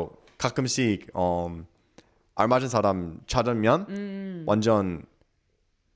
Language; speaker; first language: Korean; non-native, learner; English